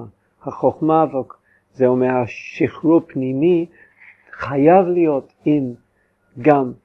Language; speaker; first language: Hebrew; non-native, fluent; English